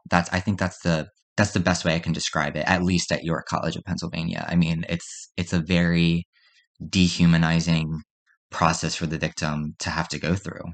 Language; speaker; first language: English; native; English